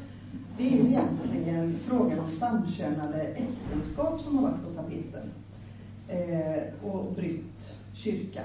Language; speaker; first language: Swedish; native; Swedish